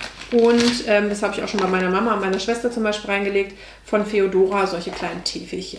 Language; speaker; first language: German; native; German